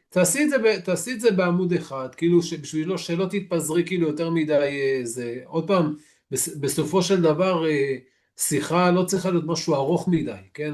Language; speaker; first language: Hebrew; native; Hebrew